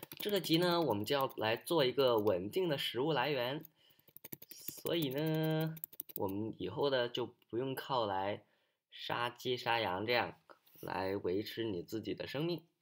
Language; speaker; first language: Chinese; early bilingual, heritage; Chinese